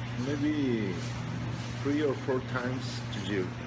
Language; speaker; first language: English; non-native, learner; Spanish